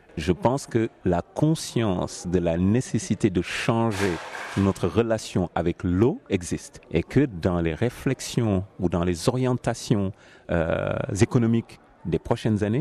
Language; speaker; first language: French; non-native, local second language; Wolof